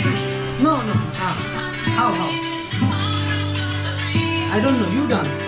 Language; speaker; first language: English; non-native, learner; Hindi